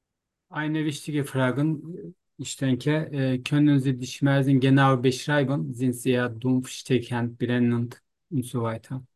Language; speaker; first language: German; non-native, learner; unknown